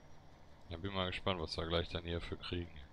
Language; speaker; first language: German; native; German